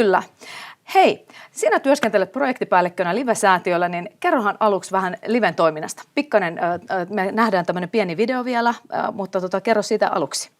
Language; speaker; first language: Finnish; native; Finnish